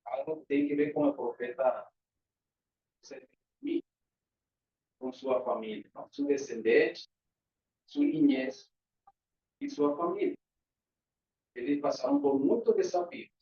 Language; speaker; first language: Portuguese; non-native, learner; Spanish